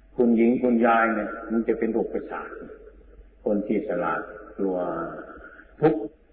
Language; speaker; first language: Thai; non-native, local second language; Northeastern Thai